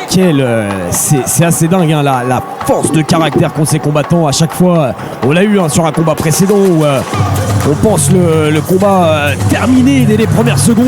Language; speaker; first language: French; native; French